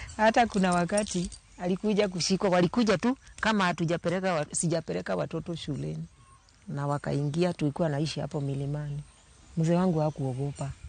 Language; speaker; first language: Swahili; non-native, local second language; Luo (Kenya and Tanzania)